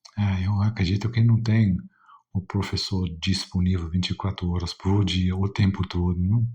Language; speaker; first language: Portuguese; non-native, fluent; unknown